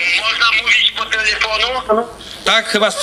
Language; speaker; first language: Polish; non-native, learner; Ukrainian